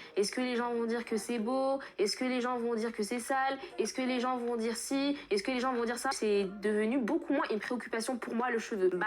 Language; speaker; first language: French; early bilingual, other home language; Fula